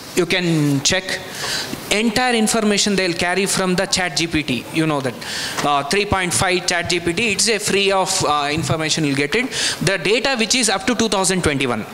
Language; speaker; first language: English; non-native, local second language; Kannada